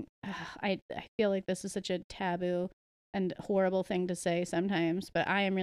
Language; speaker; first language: English; native; English